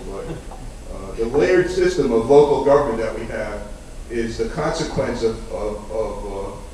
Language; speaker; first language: English; native; English